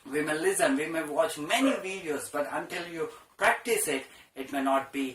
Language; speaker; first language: English; non-native, local second language; Telugu